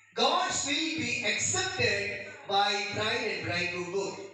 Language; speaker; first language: English; non-native, local second language; Hindi